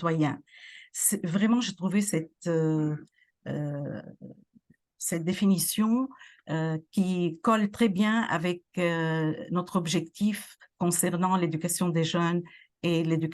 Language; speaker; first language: French; non-native, local second language; Arabic